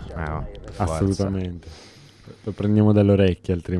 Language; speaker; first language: Italian; native; Italian